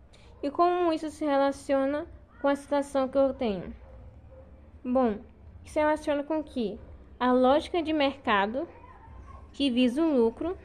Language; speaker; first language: Portuguese; native; Portuguese